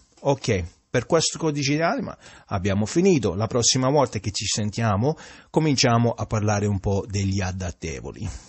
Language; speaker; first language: Italian; non-native, fluent; English